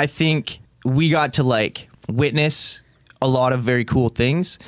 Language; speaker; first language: English; native; English